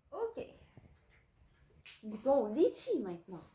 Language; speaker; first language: French; native; French